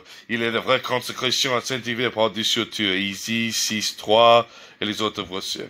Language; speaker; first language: French; non-native, learner; English